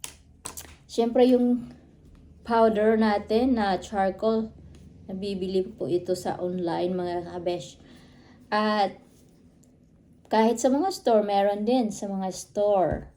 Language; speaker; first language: Filipino; non-native, local second language; Cebuano